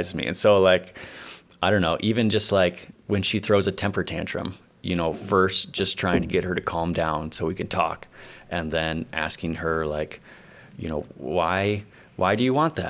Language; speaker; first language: English; native; English